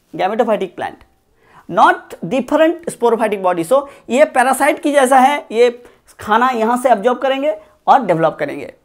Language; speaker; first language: Hindi; non-native, local second language; Bangla